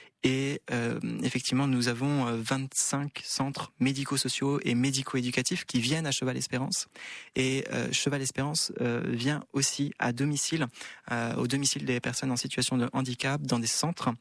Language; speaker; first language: French; native; French